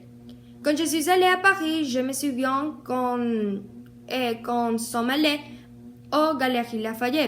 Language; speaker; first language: French; non-native, learner; Spanish